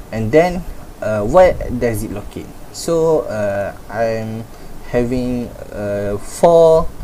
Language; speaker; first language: English; non-native, local second language; Malay